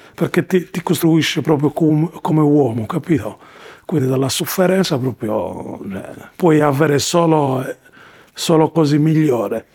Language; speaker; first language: Italian; non-native, fluent; Arabic